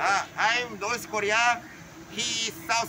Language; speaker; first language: English; non-native, learner; Korean